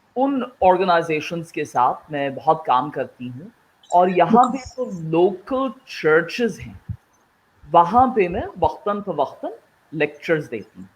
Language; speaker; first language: Urdu; non-native, local second language; Kashmiri